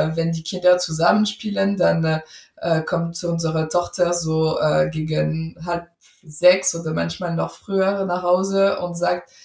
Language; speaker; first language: German; non-native, fluent; French